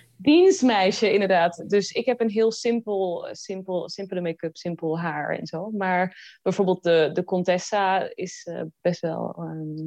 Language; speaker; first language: Dutch; native; Dutch